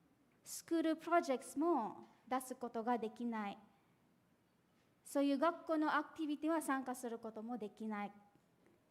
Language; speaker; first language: Japanese; non-native, fluent; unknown